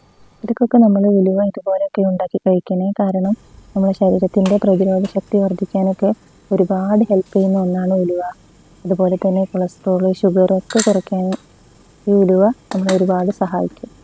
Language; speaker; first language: Malayalam; native; Malayalam